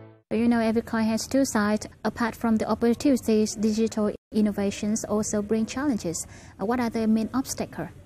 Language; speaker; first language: English; non-native, fluent; Vietnamese